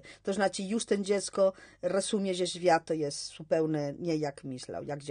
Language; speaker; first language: Polish; non-native, learner; Spanish